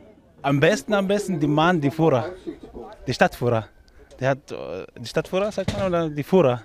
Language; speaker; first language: German; non-native, learner; Arabic